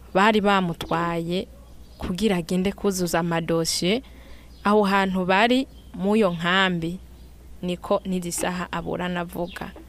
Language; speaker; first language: Kinyarwanda; native; Kinyarwanda